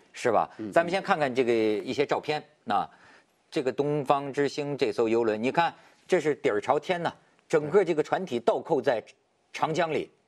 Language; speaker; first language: Chinese; native; Chinese